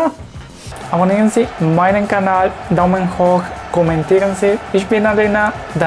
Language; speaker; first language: German; non-native, learner; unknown